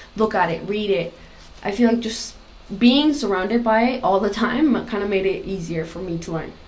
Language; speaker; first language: English; non-native, fluent; Spanish